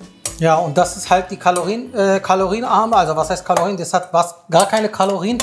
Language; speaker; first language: German; native; German